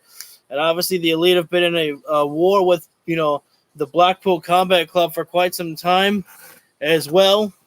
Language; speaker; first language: English; native; English